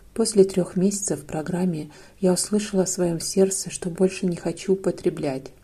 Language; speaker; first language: Russian; non-native, fluent; Lithuanian